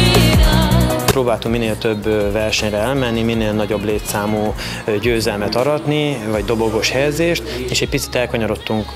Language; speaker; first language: Hungarian; native; Hungarian